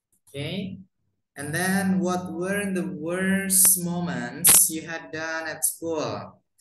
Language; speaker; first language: English; non-native, fluent; Indonesian